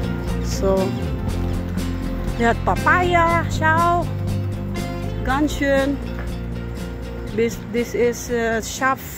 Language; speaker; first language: German; non-native, learner; Filipino